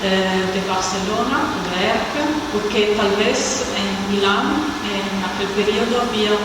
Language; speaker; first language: Spanish; non-native, fluent; Italian